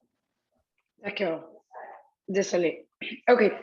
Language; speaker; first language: French; non-native, learner; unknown